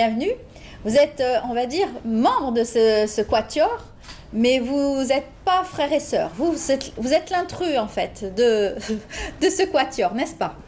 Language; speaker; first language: French; native; French